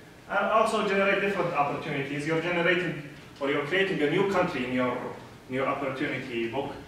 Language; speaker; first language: English; non-native, fluent; Arabic